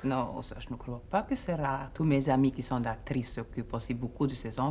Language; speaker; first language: French; non-native, fluent; Swedish